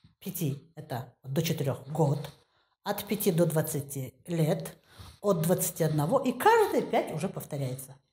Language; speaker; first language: Russian; non-native, local second language; Kazakh